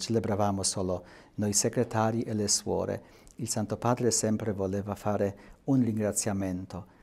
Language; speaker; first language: Italian; non-native, fluent; Polish